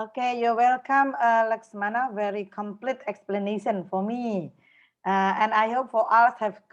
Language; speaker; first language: English; non-native, fluent; Indonesian